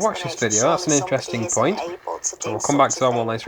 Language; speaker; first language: English; native; English